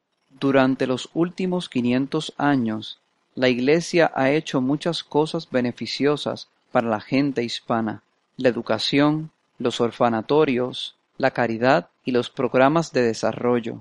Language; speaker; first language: Spanish; non-native, fluent; English